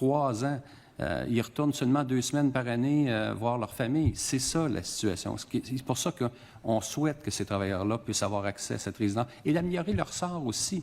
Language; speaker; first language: French; native; French